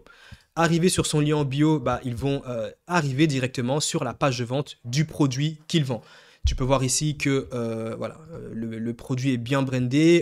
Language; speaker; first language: French; native; French